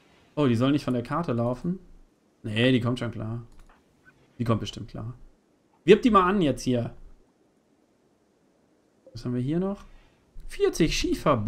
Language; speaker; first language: German; native; German